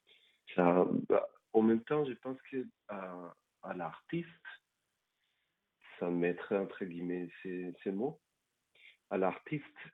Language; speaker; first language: French; non-native, fluent; Spanish